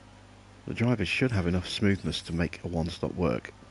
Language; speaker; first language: English; native; English